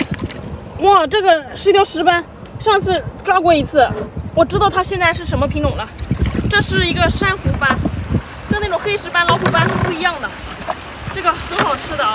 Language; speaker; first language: Chinese; native; Chinese